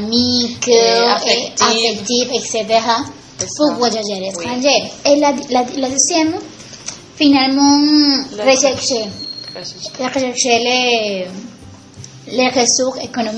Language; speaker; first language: French; non-native, learner; Spanish